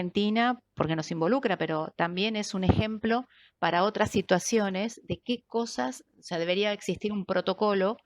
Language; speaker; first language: Spanish; native; Spanish